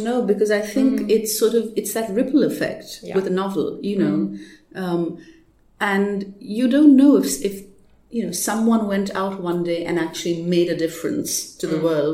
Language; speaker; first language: English; non-native, local second language; Urdu